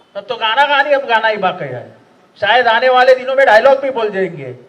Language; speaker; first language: Hindi; non-native, local second language; Marathi